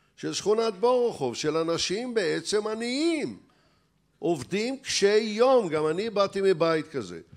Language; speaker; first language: Hebrew; native; Hebrew